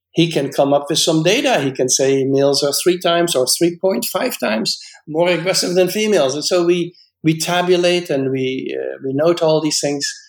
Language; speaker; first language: English; non-native, fluent; Dutch